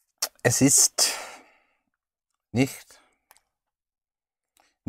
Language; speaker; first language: German; non-native, learner; English